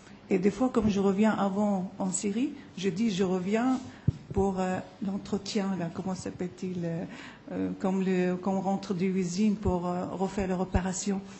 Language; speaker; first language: French; non-native, fluent; Arabic